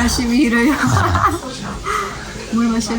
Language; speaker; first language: Korean; non-native, learner; Persian